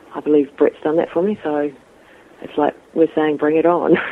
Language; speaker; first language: English; native; English